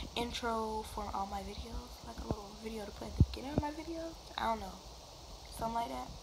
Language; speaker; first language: English; native; English